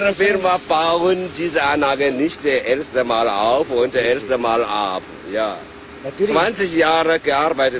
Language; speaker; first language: German; non-native, learner; Chinese